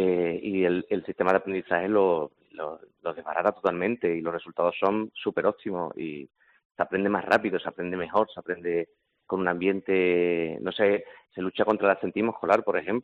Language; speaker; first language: Spanish; native; Spanish